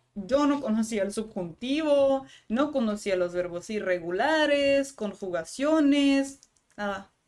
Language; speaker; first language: Spanish; non-native, fluent; Russian